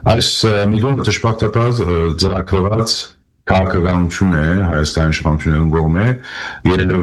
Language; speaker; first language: Armenian; early bilingual, heritage; Armenian